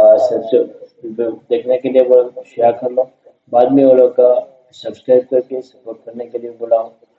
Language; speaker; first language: Hindi; non-native, learner; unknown